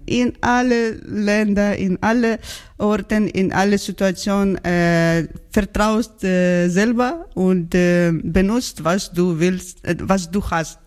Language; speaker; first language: German; non-native, learner; Georgian